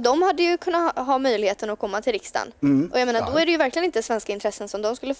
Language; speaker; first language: Swedish; native; Swedish